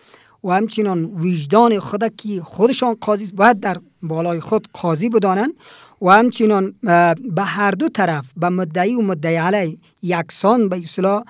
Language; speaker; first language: Persian; native; Persian